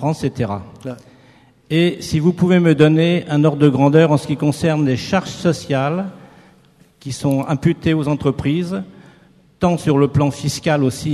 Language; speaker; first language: French; native; French